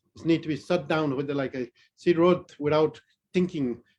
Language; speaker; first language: English; non-native, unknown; Newari